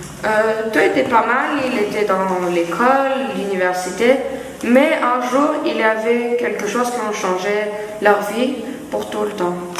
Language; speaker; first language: French; non-native, learner; Lithuanian